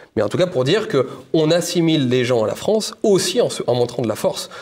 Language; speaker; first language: French; native; French